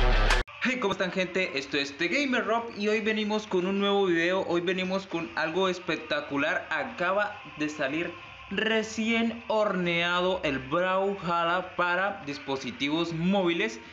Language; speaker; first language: Spanish; native; Spanish